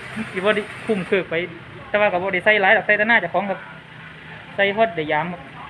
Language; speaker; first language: Thai; native; Thai